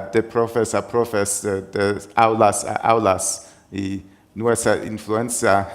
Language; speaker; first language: Spanish; non-native, learner; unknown